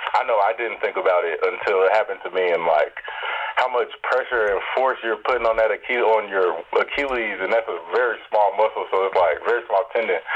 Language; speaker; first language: English; native; English